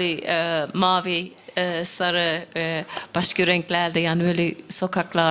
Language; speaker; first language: Turkish; non-native, fluent; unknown